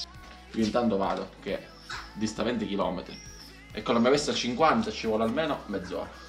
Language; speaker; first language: Italian; native; Italian